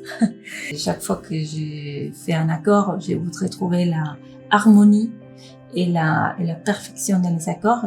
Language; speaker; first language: French; non-native, fluent; Spanish